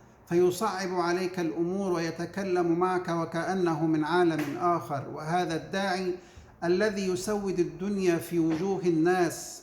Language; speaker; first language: Arabic; native; Arabic